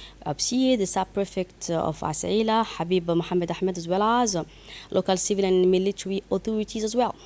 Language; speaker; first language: English; non-native, fluent; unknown